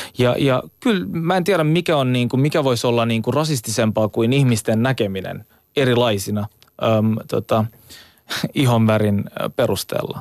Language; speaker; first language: Finnish; early bilingual, other home language; Turkish